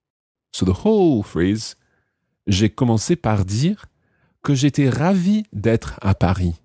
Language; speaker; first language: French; non-native, fluent; English